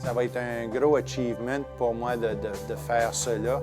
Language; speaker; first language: French; native; French